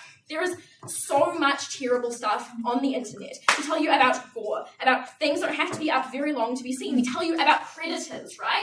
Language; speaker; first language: English; native; English